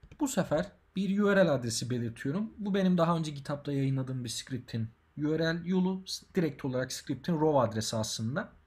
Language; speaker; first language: Turkish; native; Turkish